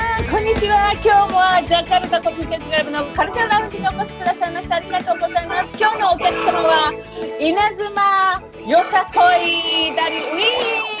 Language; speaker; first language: Japanese; non-native, fluent; Indonesian